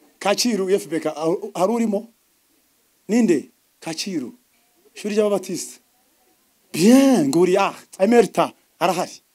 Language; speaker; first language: Kinyarwanda; early bilingual, heritage; Kinyarwanda